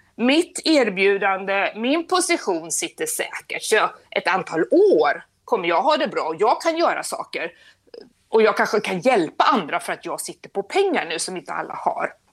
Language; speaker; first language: Swedish; native; Swedish